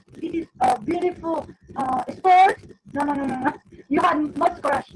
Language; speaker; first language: English; non-native, learner; Spanish